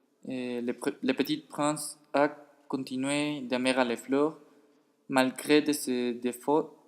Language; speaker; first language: French; non-native, learner; Spanish